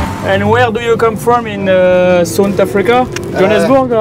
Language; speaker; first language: English; non-native, learner; French